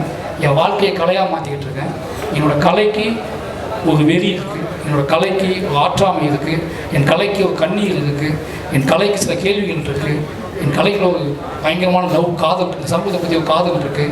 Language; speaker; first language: Tamil; native; Tamil